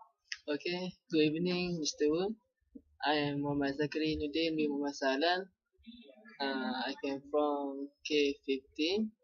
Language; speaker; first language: English; non-native, local second language; Malay